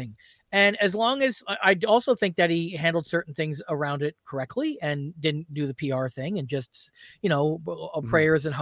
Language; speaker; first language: English; native; English